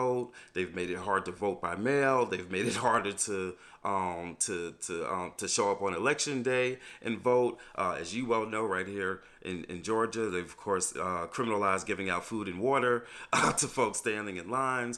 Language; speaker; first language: English; native; English